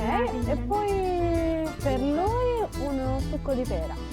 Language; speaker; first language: Italian; non-native, learner; Sinhala